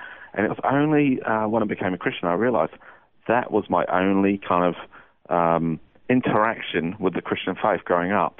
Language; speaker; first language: English; native; English